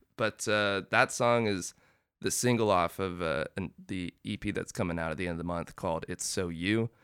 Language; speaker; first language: English; native; English